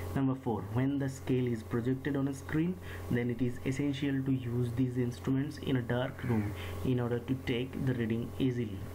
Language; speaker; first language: English; non-native, local second language; Bangla